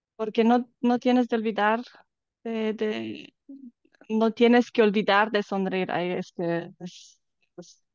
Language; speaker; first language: Spanish; non-native, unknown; Romanian